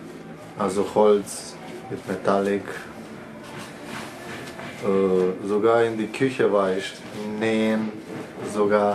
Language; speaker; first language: German; non-native, learner; Romany